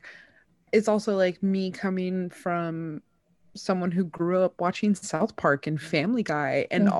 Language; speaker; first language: English; early bilingual, other home language; Spanish